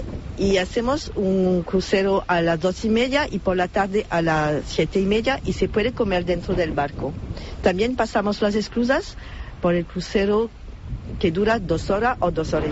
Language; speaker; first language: Spanish; non-native, fluent; French